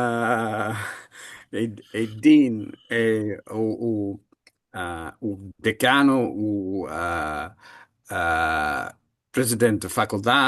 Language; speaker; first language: Portuguese; non-native, learner; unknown